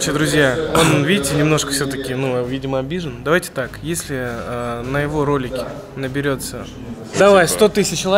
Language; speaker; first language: Russian; native; Russian